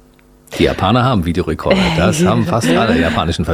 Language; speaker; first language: German; native; German